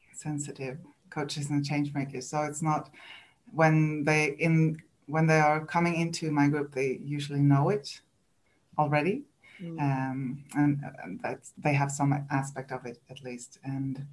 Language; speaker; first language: English; non-native, fluent; Swedish